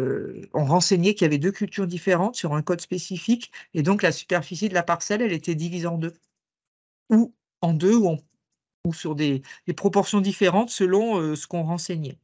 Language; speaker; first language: French; native; French